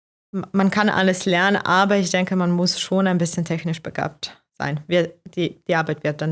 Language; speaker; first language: German; non-native, fluent; Croatian